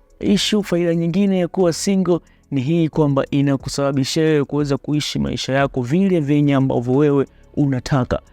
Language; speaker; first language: Swahili; native; Swahili